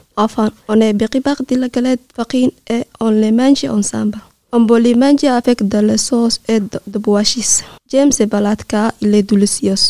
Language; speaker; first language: French; non-native, learner; Somali